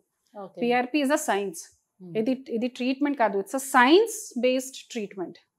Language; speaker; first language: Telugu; non-native, fluent; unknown